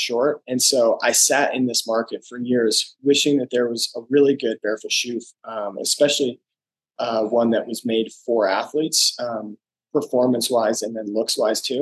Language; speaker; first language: English; native; English